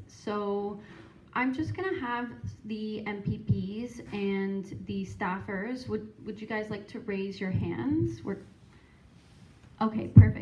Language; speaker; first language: English; native; English